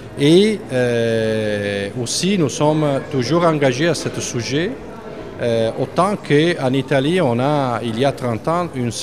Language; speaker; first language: French; non-native, fluent; Italian